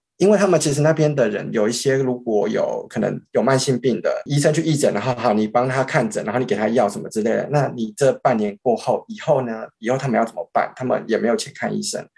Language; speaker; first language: Chinese; native; Chinese